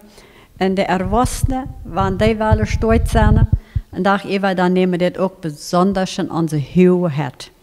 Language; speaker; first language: German; non-native, local second language; Plautdietsch